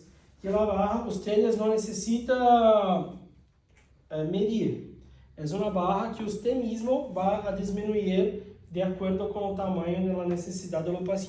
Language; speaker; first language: Spanish; non-native, fluent; Portuguese